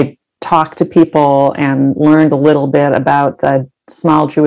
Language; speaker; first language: English; native; English